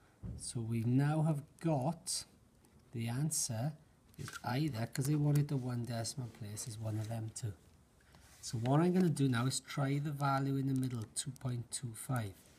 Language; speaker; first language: English; native; English